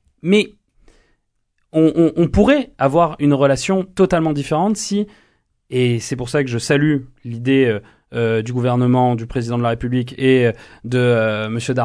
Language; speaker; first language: French; native; French